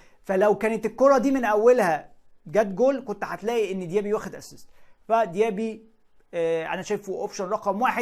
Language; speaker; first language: Arabic; native; Arabic